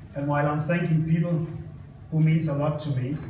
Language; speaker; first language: English; non-native, fluent; Danish